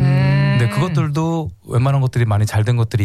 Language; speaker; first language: Korean; native; Korean